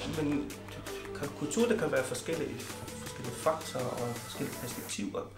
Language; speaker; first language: Danish; early bilingual, other home language; Vietnamese